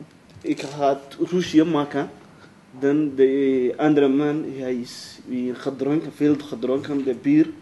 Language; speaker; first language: Dutch; non-native, learner; Somali